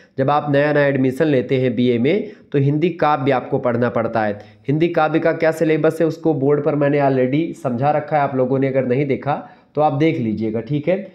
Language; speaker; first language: Hindi; native; Hindi